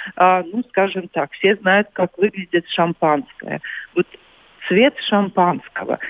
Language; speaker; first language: Russian; non-native, local second language; Latvian